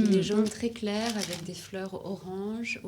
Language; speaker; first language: French; native; French